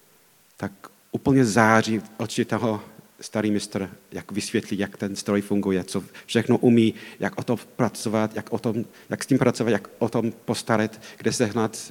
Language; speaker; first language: Czech; non-native, fluent; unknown